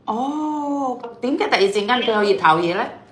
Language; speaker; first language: Cantonese; non-native, fluent; Indonesian